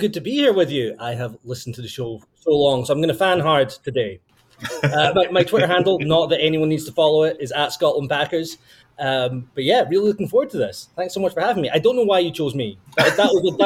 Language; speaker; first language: English; native; English